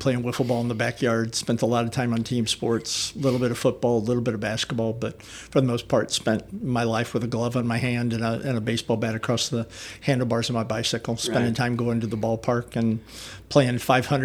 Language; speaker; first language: English; native; English